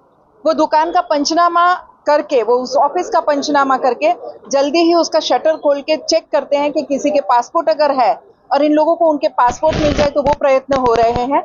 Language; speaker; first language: Hindi; native; Hindi